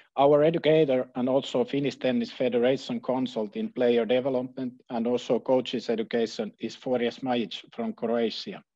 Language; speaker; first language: English; non-native, fluent; Finnish